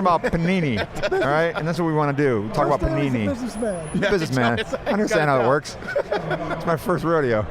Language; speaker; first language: English; native; English